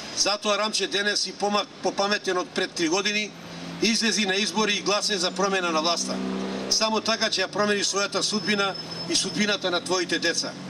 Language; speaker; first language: Macedonian; non-native, local second language; Romany